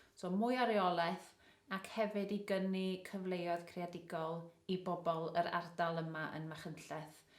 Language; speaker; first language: Welsh; native; Welsh